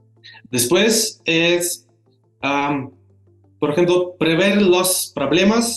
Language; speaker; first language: Spanish; non-native, fluent; Russian